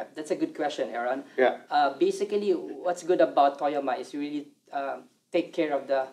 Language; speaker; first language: English; non-native, local second language; Filipino